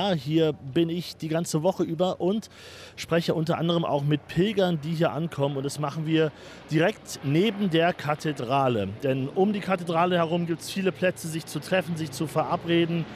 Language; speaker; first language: German; native; German